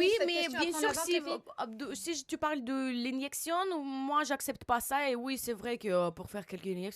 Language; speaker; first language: French; non-native, learner; Russian